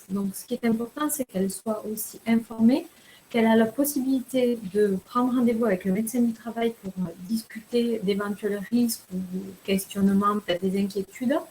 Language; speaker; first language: French; native; French